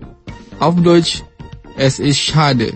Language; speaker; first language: German; non-native, fluent; Indonesian